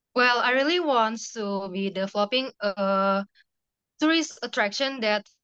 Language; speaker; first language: English; non-native, fluent; Indonesian